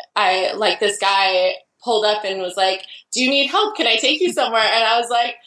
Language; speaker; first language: English; native; English